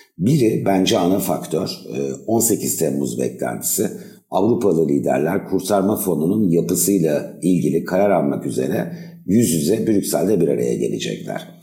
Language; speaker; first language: Turkish; native; Turkish